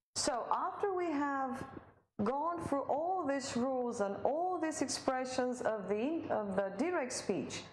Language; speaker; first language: English; non-native, fluent; Romanian